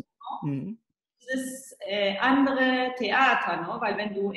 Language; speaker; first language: German; early bilingual, heritage; Spanish